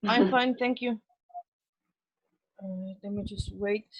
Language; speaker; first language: English; non-native, fluent; Spanish